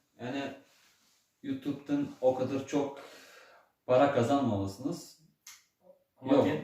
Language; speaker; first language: Turkish; early bilingual, heritage; Turkish